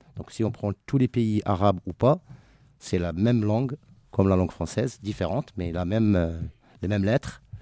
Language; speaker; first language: French; non-native, local second language; Arabic